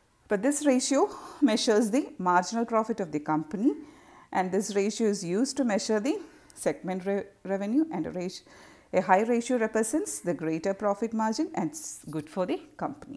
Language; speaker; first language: English; non-native, local second language; Malayalam